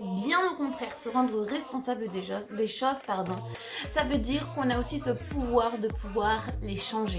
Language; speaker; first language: French; native; French